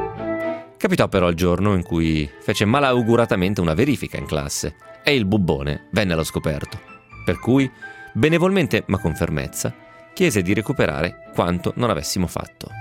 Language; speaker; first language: Italian; native; Italian